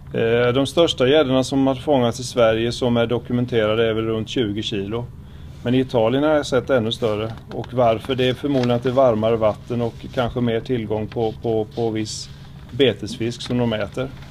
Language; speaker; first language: Swedish; native; Swedish